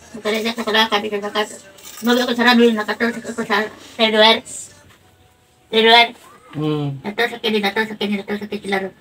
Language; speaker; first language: Filipino; non-native, local second language; Cebuano